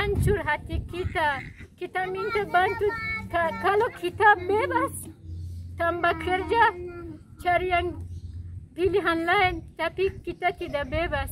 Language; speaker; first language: Indonesian; non-native, learner; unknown